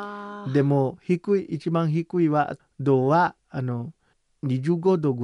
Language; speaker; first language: Japanese; non-native, learner; Samoan